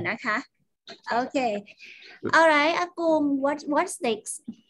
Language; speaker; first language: English; non-native, fluent; Thai